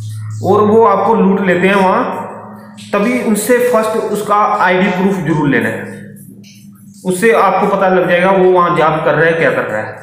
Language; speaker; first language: Hindi; native; Hindi